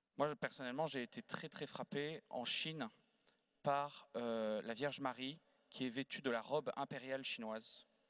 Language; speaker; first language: French; native; French